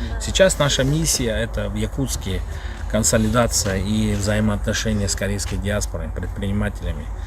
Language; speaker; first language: Russian; native; Russian